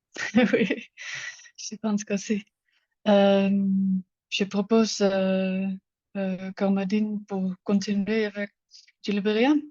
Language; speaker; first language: French; non-native, learner; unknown